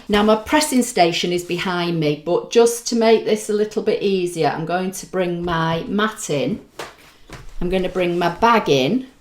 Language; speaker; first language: English; native; English